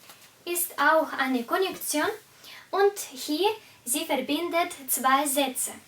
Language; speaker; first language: German; non-native, fluent; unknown